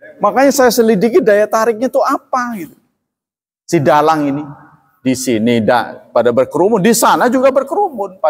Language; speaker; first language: Indonesian; non-native, local second language; Javanese